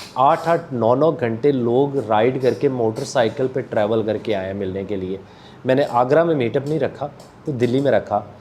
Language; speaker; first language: Urdu; non-native, local second language; Punjabi